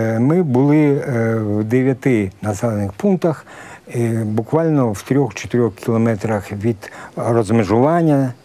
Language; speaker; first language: Ukrainian; native; Ukrainian